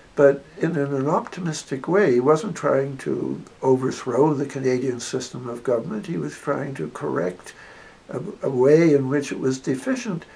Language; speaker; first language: English; native; English